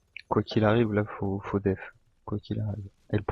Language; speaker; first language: French; native; French